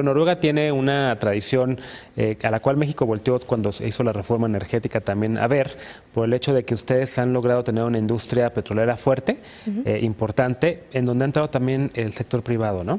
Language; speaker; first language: Spanish; native; Spanish